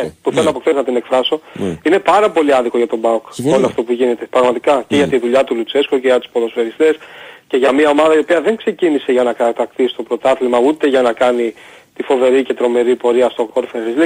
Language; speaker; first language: Greek; native; Greek